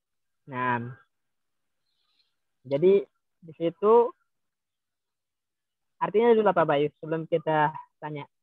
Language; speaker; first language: Indonesian; native; Indonesian